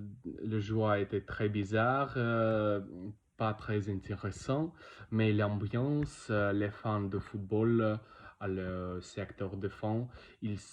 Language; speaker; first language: French; non-native, learner; Russian